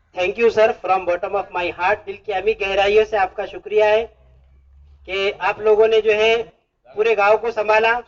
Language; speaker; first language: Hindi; non-native, local second language; Urdu